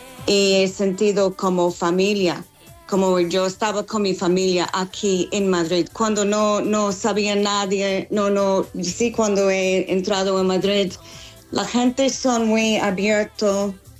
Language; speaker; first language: Spanish; non-native, fluent; English